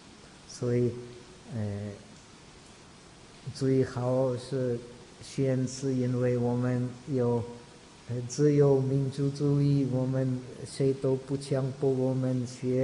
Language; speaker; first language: Chinese; non-native, fluent; Czech